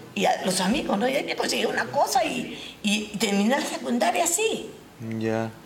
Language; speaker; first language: Spanish; non-native, local second language; Japanese